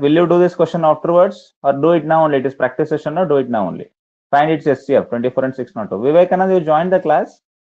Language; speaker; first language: English; non-native, local second language; Kannada